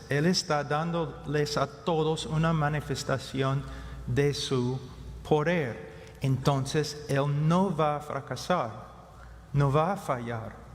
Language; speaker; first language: Spanish; non-native, fluent; English